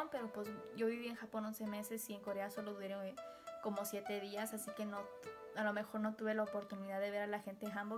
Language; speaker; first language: Spanish; early bilingual, heritage; Spanish